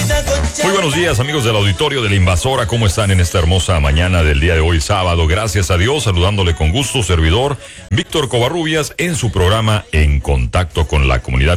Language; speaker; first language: Spanish; native; Spanish